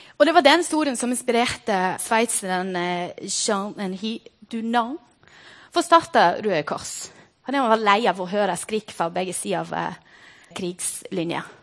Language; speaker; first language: Norwegian; non-native, fluent; Portuguese